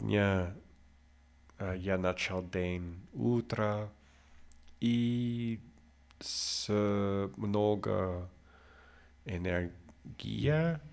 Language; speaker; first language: Russian; non-native, learner; English